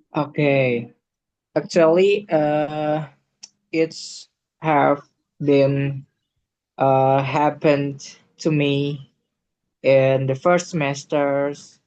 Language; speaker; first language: English; non-native, learner; Indonesian